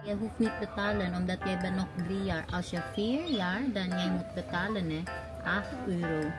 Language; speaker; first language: Dutch; non-native, learner; Filipino